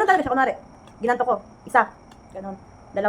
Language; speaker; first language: Filipino; native; Filipino